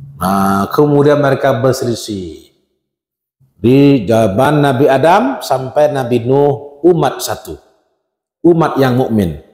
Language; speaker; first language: Malay; non-native, local second language; Minangkabau